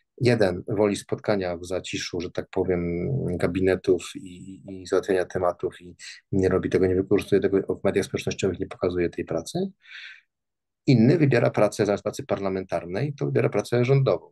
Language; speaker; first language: Polish; native; Polish